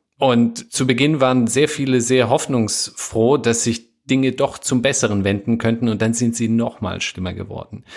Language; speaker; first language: German; native; German